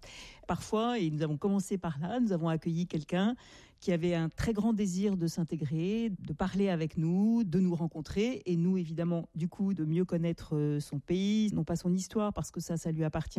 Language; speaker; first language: French; native; French